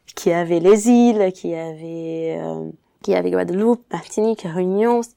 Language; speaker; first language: French; non-native, fluent; Portuguese